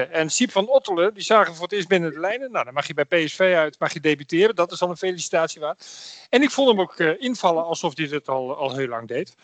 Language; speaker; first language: Dutch; native; Dutch